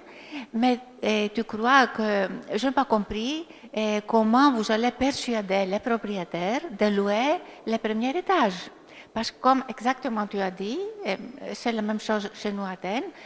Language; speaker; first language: French; non-native, fluent; Greek